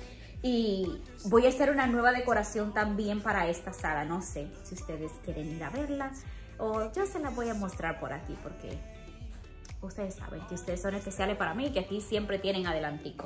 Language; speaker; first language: Spanish; native; Spanish